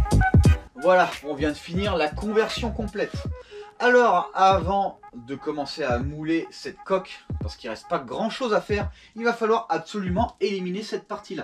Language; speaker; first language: French; native; French